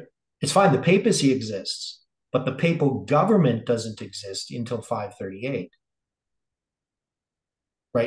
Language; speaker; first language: English; native; English